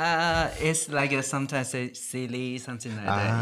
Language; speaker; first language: English; non-native, fluent; Chinese